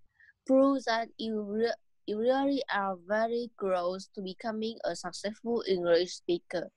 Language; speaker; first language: English; non-native, learner; Vietnamese